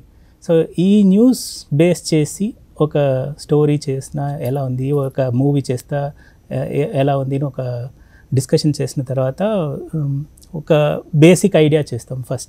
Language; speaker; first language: Telugu; non-native, learner; Tamil